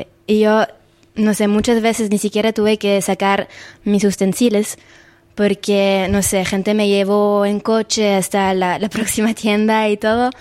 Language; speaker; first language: Spanish; non-native, fluent; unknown